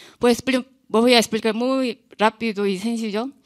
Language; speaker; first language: Spanish; non-native, learner; Korean